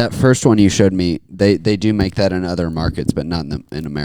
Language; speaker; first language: English; native; English